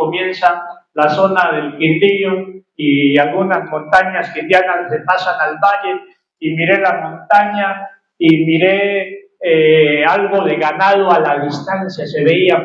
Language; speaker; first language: Spanish; native; Spanish